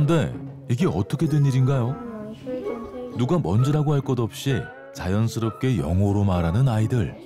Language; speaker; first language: Korean; native; Korean